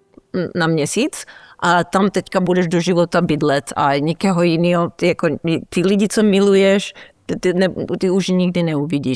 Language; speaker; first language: Czech; early bilingual, heritage; Czech